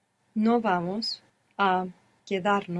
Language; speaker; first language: Spanish; non-native, learner; English